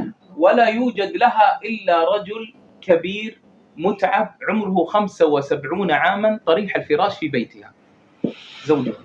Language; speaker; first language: Arabic; native; Arabic